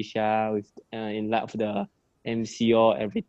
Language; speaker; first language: English; non-native, local second language; Chinese